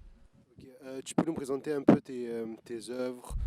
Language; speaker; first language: French; native; French